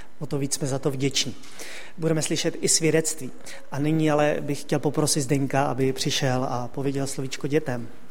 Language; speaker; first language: Czech; native; Czech